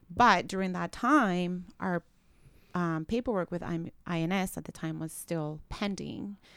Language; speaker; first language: English; early bilingual, other home language; Spanish